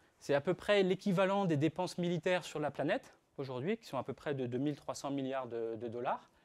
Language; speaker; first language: French; native; French